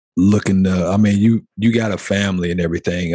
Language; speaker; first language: English; native; English